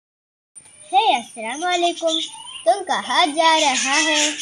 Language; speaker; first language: Hindi; non-native, local second language; Malayalam